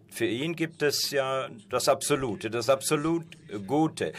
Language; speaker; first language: German; non-native, fluent; Persian